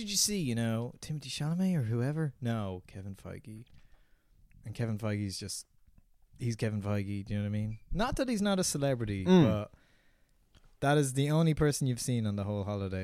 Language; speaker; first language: English; native; English